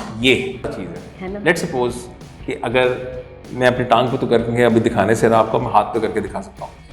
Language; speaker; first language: Urdu; native; Urdu